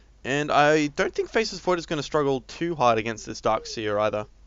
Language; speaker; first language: English; native; English